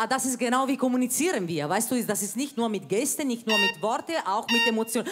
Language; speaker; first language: German; non-native, fluent; Italian